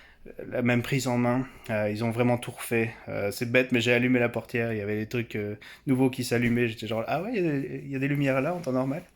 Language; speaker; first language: French; native; French